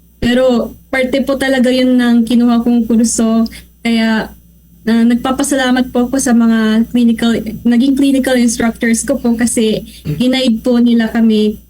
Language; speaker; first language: Filipino; non-native, local second language; Pangasinan